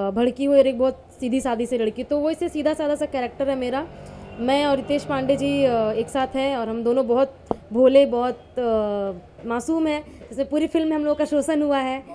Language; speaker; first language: Hindi; native; Hindi